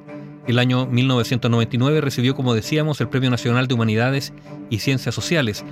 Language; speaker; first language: Spanish; native; Spanish